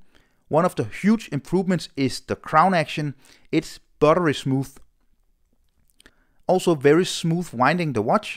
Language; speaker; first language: English; non-native, fluent; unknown